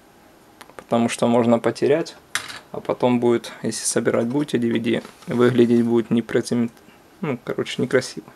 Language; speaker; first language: Russian; non-native, local second language; Ukrainian